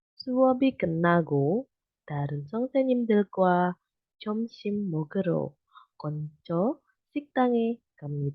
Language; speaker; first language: Korean; non-native, fluent; Indonesian